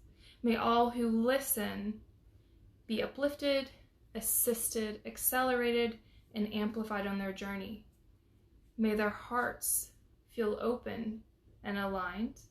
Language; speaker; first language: English; native; English